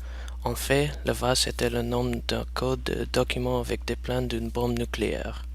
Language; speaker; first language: French; non-native, learner; English